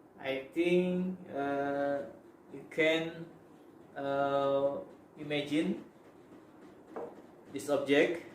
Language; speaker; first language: English; non-native, learner; Indonesian